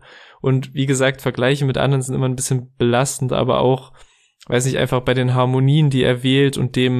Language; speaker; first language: German; native; German